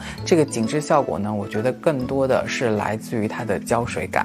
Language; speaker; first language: Chinese; native; Chinese